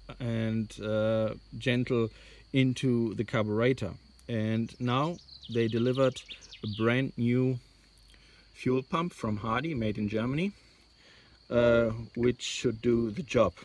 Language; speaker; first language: English; non-native, fluent; German